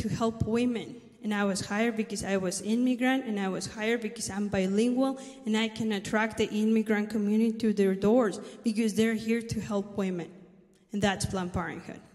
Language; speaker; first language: English; non-native, fluent; Spanish